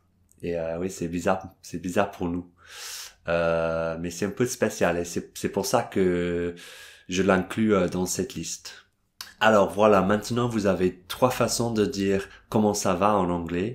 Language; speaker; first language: French; non-native, fluent; English